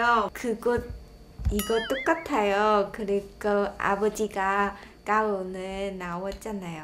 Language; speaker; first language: Korean; non-native, learner; Vietnamese